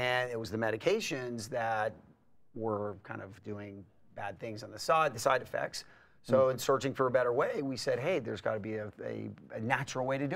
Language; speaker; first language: English; native; English